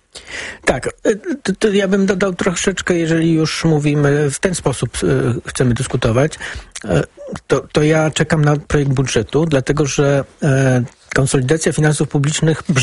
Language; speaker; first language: Polish; native; Polish